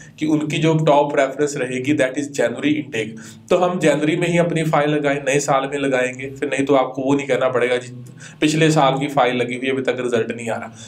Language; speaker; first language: Hindi; non-native, local second language; Punjabi